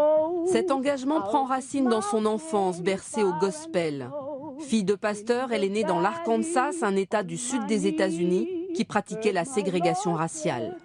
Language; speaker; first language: French; native; French